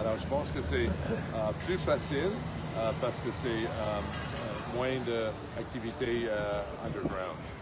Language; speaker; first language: French; non-native, fluent; English